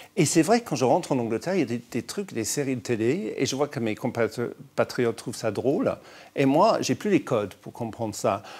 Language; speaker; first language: French; non-native, fluent; English